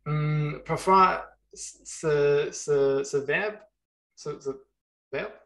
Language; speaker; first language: French; non-native, learner; German